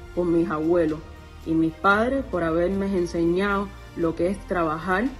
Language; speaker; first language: Spanish; early bilingual, heritage; Spanish